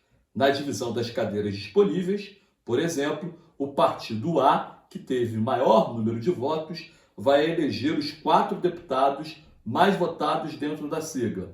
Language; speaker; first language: Portuguese; native; Portuguese